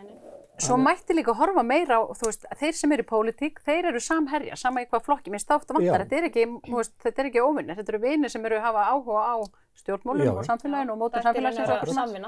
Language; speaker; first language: Icelandic; native; Icelandic